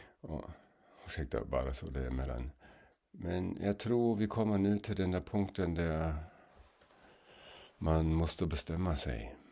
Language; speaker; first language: Swedish; non-native, fluent; German